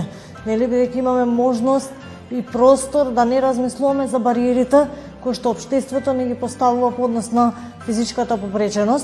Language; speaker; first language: Macedonian; native; Macedonian